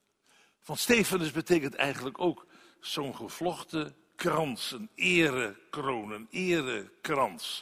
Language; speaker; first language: Dutch; native; Dutch